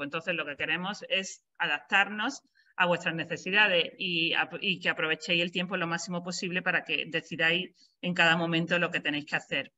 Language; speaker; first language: Spanish; native; Spanish